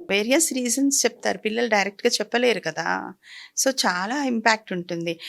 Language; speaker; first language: Telugu; native; Telugu